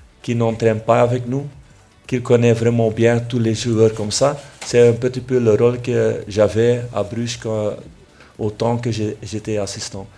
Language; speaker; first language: French; non-native, local second language; Dutch